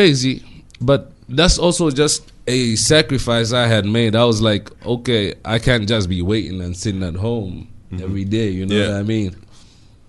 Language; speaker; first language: English; non-native, local second language; Bemba